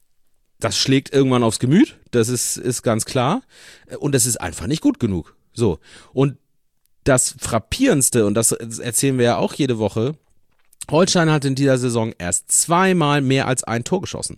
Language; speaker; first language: German; native; German